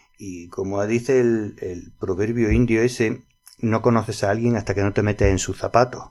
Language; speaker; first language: Spanish; native; Spanish